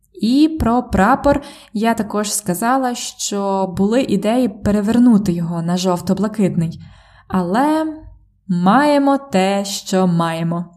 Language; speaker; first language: Ukrainian; native; Ukrainian